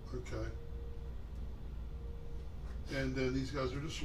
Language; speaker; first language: English; native; English